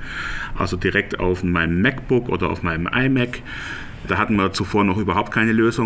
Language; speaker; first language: German; native; German